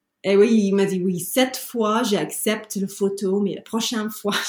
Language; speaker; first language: French; non-native, fluent; English